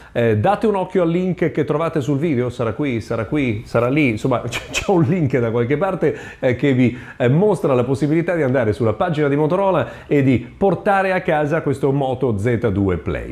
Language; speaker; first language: Italian; native; Italian